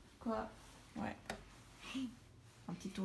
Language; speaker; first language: French; early bilingual, other home language; Russian